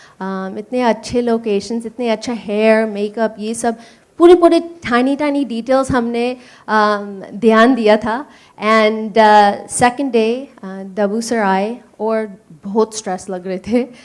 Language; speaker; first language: Hindi; non-native, learner; English